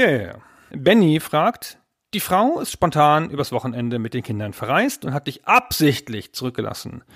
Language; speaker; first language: German; native; German